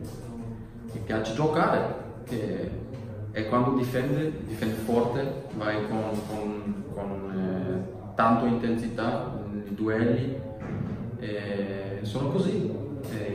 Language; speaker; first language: Italian; non-native, learner; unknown